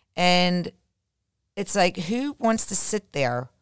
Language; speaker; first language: English; native; English